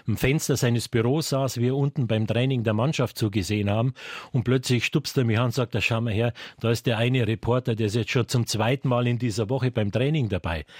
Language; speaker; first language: German; native; German